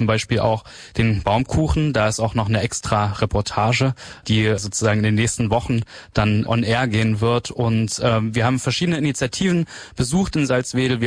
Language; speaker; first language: German; native; German